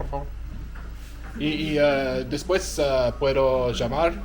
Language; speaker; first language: Spanish; non-native, learner; English